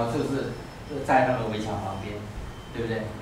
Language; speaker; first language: Chinese; native; Chinese